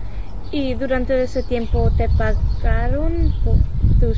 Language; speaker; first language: Spanish; early bilingual, heritage; Spanish